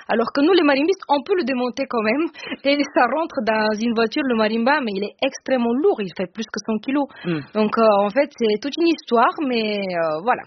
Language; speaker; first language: French; non-native, fluent; Bulgarian